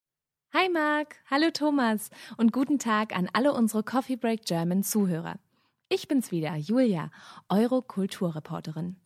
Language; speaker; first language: German; native; German